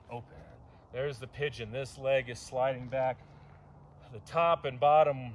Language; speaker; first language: English; native; English